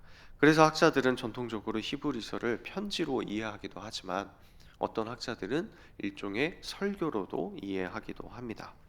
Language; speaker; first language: Korean; native; Korean